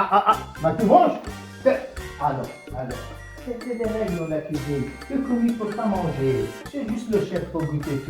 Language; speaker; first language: French; non-native, fluent; Italian